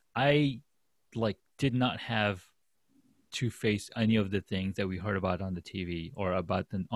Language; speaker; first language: English; non-native, fluent; Urdu